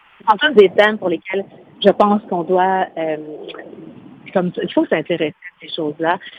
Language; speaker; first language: French; early bilingual, other home language; Spanish